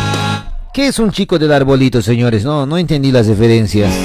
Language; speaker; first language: Spanish; native; Spanish